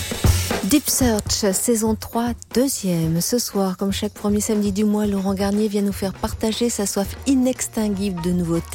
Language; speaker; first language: French; native; French